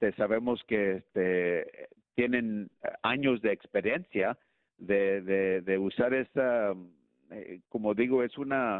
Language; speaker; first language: Spanish; early bilingual, heritage; Spanish